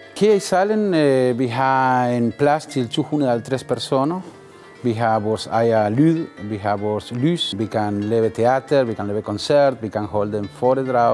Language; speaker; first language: Danish; non-native, fluent; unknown